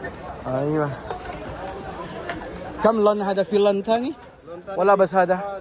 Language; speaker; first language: Arabic; non-native, learner; Indonesian